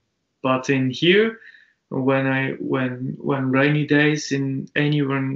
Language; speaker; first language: English; non-native, learner; Japanese